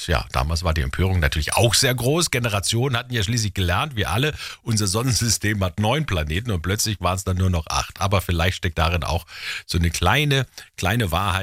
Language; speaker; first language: German; native; German